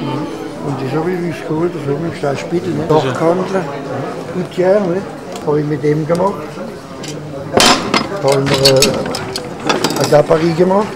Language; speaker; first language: German; non-native, local second language; Swiss German